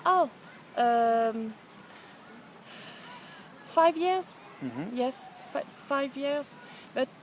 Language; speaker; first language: English; non-native, learner; French